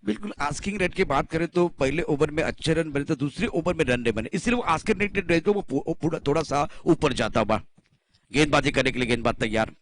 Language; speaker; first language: Hindi; non-native, local second language; Marathi